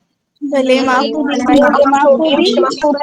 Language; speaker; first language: Persian; non-native, learner; Urdu